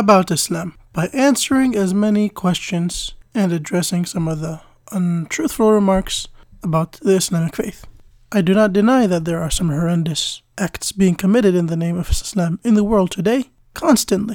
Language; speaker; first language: English; native; English